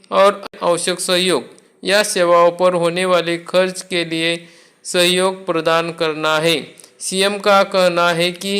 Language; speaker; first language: Hindi; non-native, local second language; Marathi